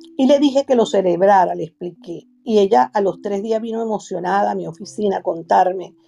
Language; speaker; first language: Spanish; native; Spanish